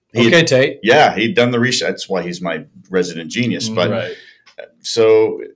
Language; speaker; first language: English; native; English